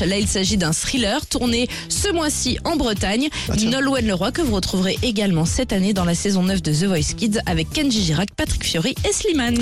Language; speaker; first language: French; native; French